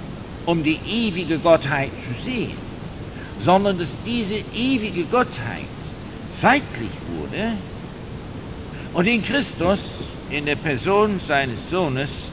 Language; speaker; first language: German; non-native, fluent; English